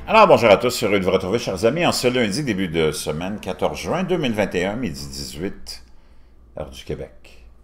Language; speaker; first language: French; native; French